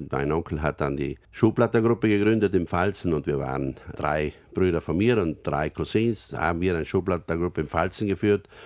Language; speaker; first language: German; native; German